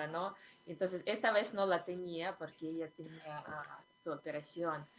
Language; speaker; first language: Spanish; non-native, fluent; Russian